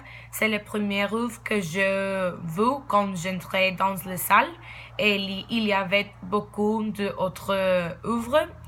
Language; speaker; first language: French; non-native, learner; Spanish